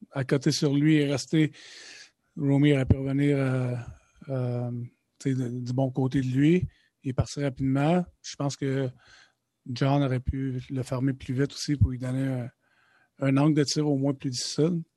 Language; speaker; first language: French; native; French